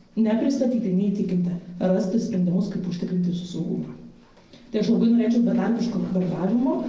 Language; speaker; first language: Lithuanian; non-native, local second language; Polish